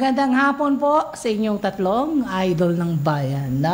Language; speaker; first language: Filipino; native; Filipino